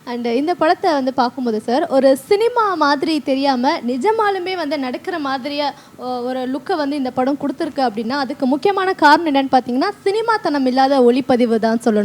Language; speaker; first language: Tamil; native; Tamil